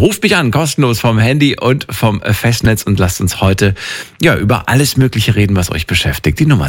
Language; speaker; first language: German; native; German